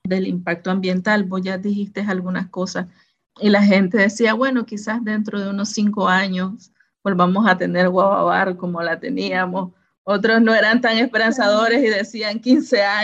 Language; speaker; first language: Spanish; native; Spanish